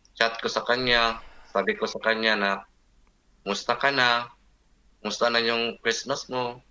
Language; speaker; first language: Filipino; non-native, local second language; Cebuano